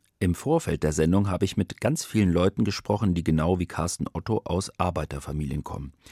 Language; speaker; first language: German; native; German